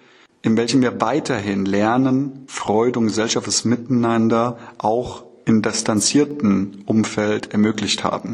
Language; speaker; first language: German; native; German